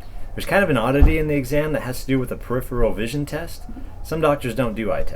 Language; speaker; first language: English; native; English